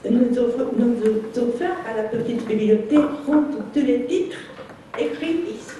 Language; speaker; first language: French; non-native, learner; Japanese